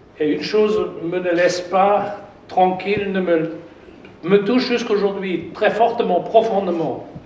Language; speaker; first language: French; non-native, fluent; German